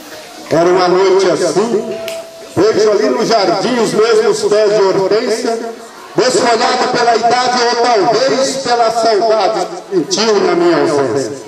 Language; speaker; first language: Portuguese; native; Portuguese